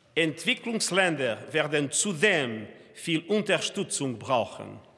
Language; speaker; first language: German; non-native, fluent; Portuguese